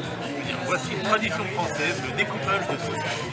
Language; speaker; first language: French; native; French